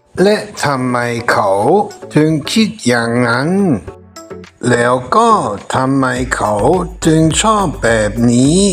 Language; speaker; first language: Thai; non-native, fluent; German